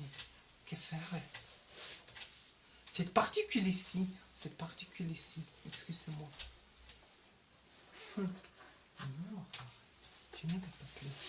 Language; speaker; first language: French; non-native, learner; German